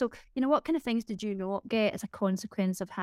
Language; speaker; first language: English; native; English